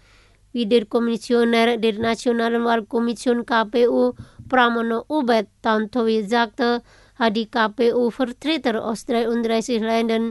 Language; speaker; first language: German; non-native, fluent; Indonesian